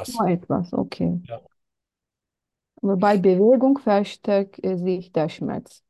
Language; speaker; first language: German; non-native, learner; Turkish